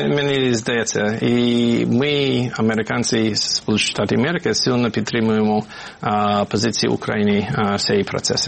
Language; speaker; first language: Ukrainian; non-native, fluent; English